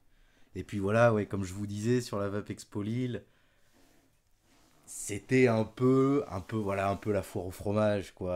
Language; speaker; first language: French; native; French